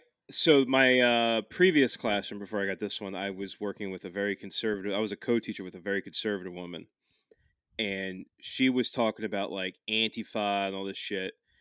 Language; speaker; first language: English; native; English